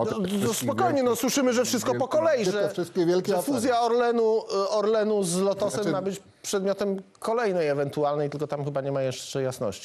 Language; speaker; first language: Polish; native; Polish